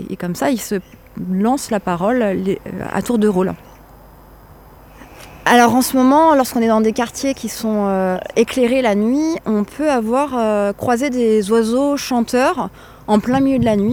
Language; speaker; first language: French; native; French